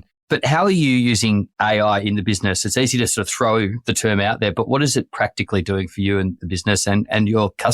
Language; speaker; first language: English; native; English